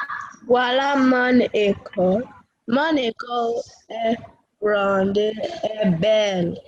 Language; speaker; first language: French; non-native, learner; English